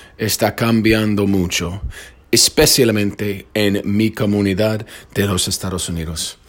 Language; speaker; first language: Spanish; non-native, fluent; English